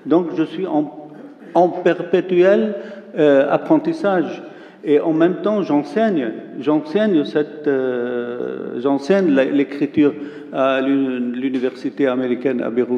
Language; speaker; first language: French; non-native, local second language; Arabic